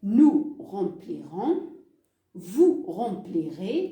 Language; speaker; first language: French; non-native, local second language; Arabic